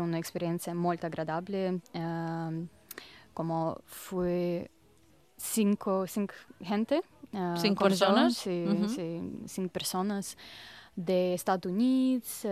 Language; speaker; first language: Catalan; non-native, learner; Russian